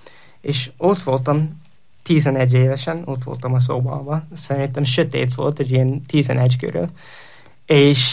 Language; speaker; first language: Hungarian; non-native, fluent; English